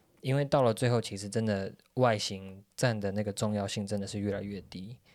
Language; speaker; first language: Chinese; early bilingual, heritage; Chinese